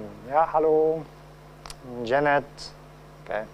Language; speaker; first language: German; non-native, fluent; Cantonese